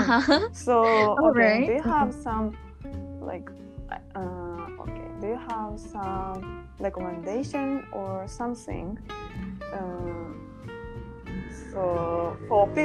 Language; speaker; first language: English; non-native, learner; Japanese